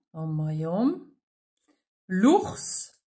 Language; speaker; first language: French; native; French